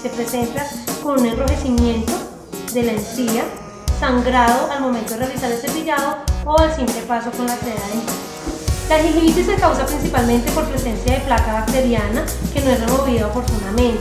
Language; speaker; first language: Spanish; native; Spanish